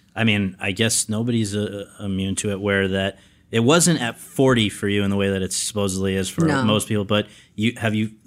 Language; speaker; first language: English; native; English